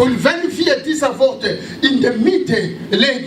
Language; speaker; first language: German; non-native, learner; French